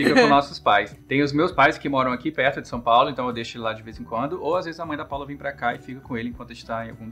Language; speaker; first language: Portuguese; native; Portuguese